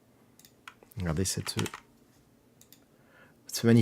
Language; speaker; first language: French; native; French